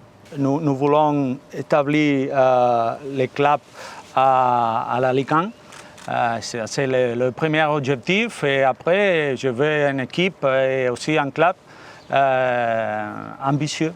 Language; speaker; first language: French; non-native, fluent; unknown